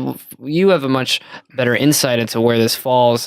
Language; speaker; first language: English; native; English